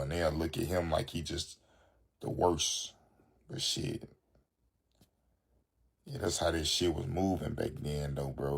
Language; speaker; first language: English; native; English